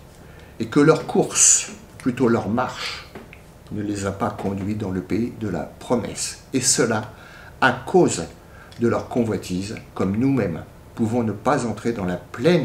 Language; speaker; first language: French; native; French